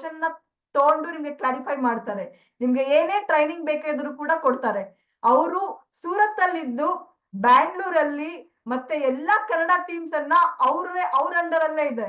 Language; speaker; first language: Kannada; native; Kannada